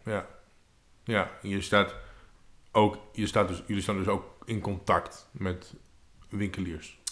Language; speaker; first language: Dutch; native; Dutch